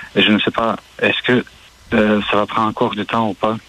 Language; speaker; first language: French; non-native, fluent; Ukrainian